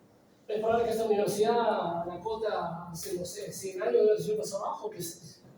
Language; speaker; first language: Spanish; native; Spanish